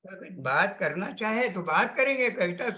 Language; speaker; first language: Hindi; native; Hindi